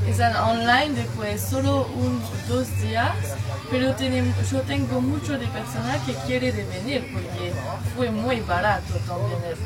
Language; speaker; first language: Spanish; non-native, learner; French